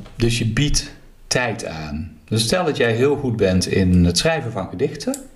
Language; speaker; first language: Dutch; native; Dutch